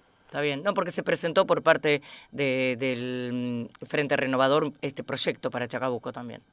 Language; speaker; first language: Spanish; native; Spanish